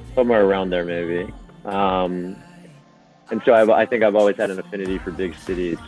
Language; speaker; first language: English; non-native, fluent; Japanese